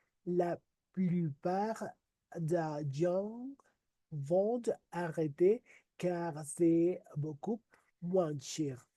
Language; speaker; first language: French; non-native, learner; Spanish